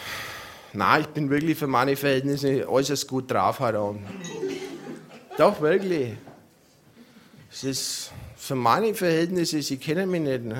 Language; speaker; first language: German; native; German